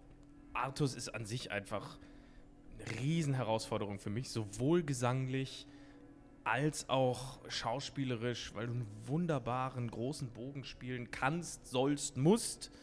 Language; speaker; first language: German; native; German